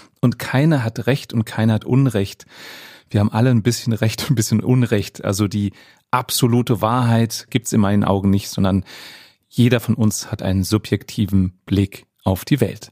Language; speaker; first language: German; native; German